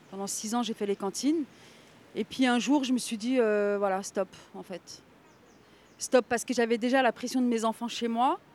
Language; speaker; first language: French; native; French